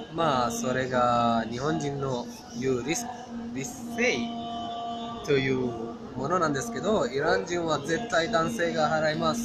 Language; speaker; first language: Japanese; non-native, fluent; Persian